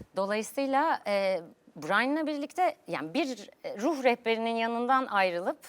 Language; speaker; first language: Turkish; native; Turkish